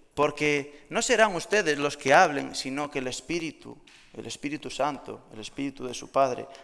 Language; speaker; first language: Spanish; native; Spanish